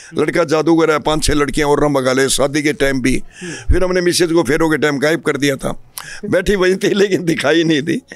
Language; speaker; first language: Hindi; native; Hindi